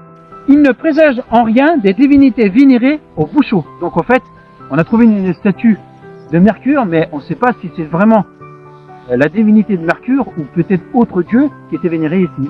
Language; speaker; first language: French; native; French